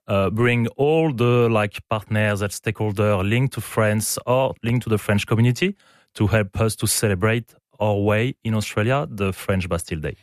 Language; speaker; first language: English; non-native, fluent; French